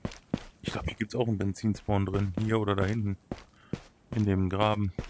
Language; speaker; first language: German; native; German